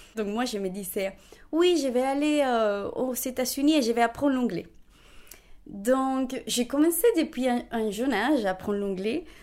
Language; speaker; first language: French; non-native, fluent; Spanish